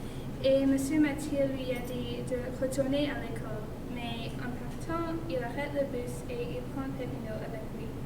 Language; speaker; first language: French; non-native, learner; English